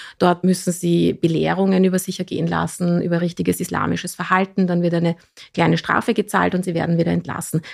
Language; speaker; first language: German; early bilingual, other home language; Persian